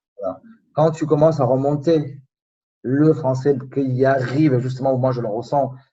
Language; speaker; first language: French; non-native, fluent; Spanish